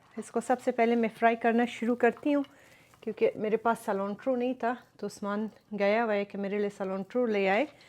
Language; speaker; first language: Urdu; early bilingual, other home language; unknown